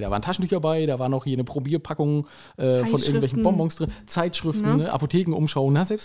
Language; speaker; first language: German; native; German